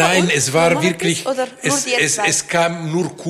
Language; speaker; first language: German; non-native, local second language; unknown